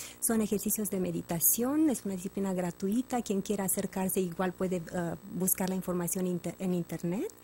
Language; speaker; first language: Spanish; non-native, fluent; Romanian